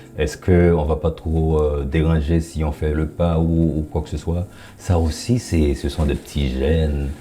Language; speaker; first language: French; non-native, local second language; Haitian Creole